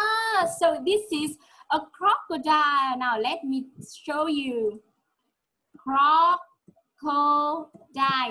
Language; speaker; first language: English; non-native, fluent; Vietnamese